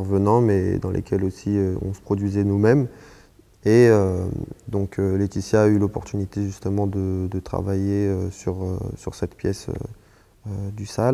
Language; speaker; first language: French; native; French